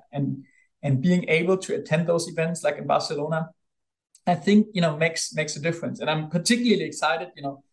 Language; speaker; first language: English; non-native, fluent; German